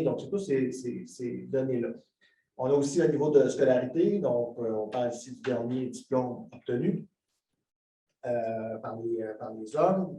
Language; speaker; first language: French; native; French